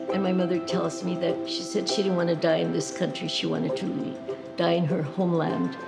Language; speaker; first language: English; early bilingual, other home language; Spanish